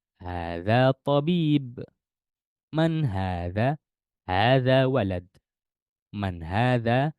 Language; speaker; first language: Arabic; non-native, fluent; Indonesian